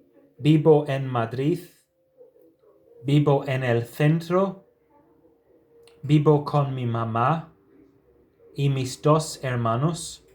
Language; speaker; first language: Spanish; non-native, fluent; English